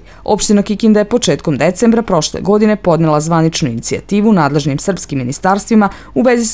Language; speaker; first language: Serbian; native; Serbian